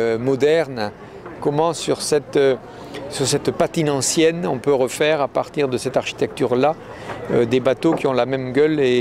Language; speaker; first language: French; native; French